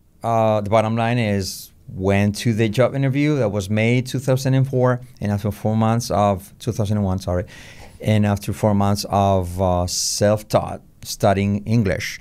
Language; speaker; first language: English; non-native, fluent; Spanish